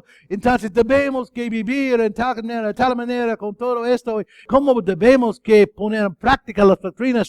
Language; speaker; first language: Spanish; non-native, fluent; English